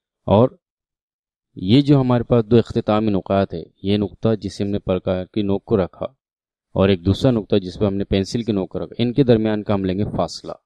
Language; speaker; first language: Urdu; native; Urdu